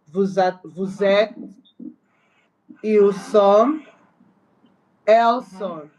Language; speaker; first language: French; non-native, learner; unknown